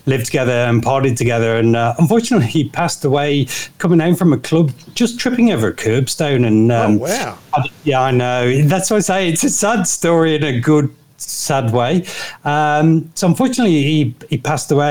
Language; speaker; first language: English; native; English